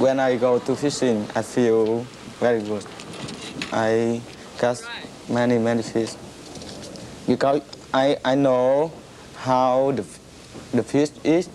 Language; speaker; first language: English; non-native, learner; Vietnamese